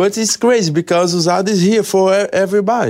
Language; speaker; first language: English; non-native, learner; Portuguese